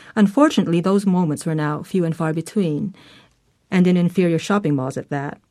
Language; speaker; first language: English; non-native, local second language; Filipino